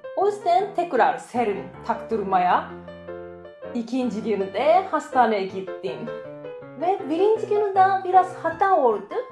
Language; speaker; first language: Turkish; non-native, learner; Japanese